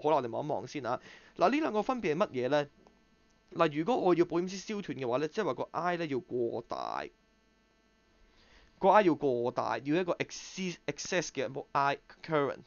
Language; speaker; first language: Cantonese; native; Cantonese